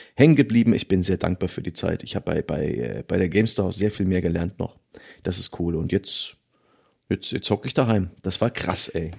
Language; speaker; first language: German; native; German